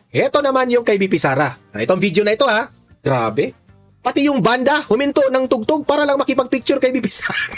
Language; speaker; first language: Filipino; non-native, local second language; Cebuano